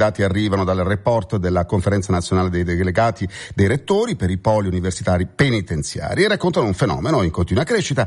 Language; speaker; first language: Italian; native; Italian